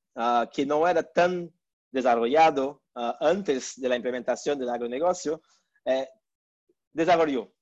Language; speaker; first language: Spanish; non-native, learner; Portuguese